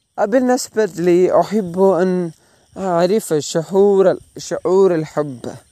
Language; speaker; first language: Arabic; non-native, learner; Malayalam